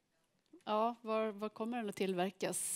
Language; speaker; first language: Swedish; native; Swedish